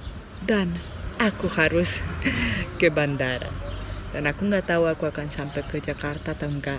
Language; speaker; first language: Indonesian; non-native, fluent; Spanish